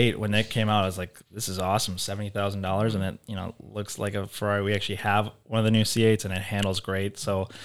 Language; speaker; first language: English; native; English